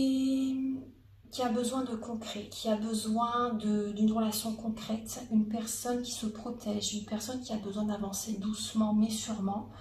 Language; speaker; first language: French; native; French